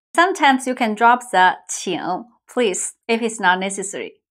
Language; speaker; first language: English; non-native, fluent; Chinese